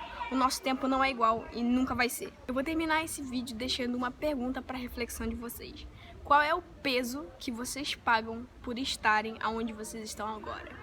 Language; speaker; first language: Portuguese; native; Portuguese